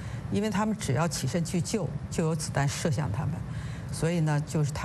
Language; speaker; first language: Chinese; native; Chinese